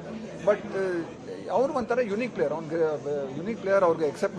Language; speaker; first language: Kannada; non-native, local second language; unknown